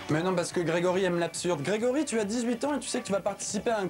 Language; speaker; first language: French; native; French